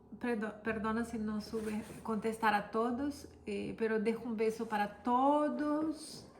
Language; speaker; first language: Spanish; non-native, fluent; Portuguese